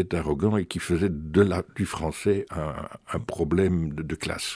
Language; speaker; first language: French; native; French